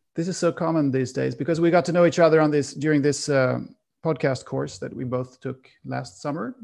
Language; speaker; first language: English; non-native, fluent; Swedish